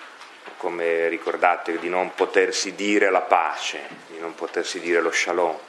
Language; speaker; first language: Italian; native; Italian